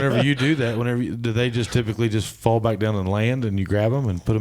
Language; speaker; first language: English; native; English